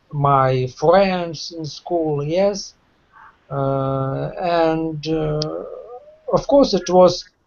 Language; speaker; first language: English; non-native, learner; Russian